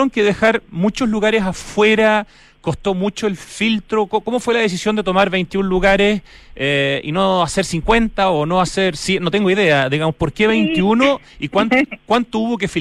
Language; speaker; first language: Spanish; native; Spanish